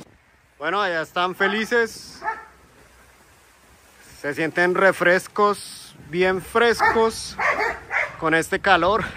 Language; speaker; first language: Spanish; native; Spanish